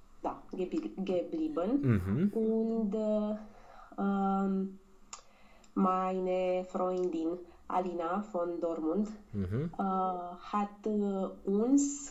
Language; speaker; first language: German; non-native, learner; Romanian